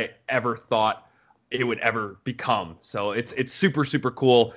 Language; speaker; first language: English; native; English